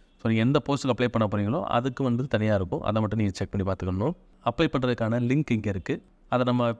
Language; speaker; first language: Tamil; native; Tamil